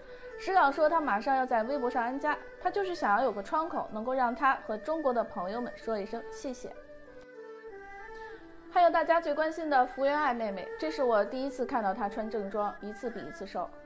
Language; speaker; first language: Chinese; native; Chinese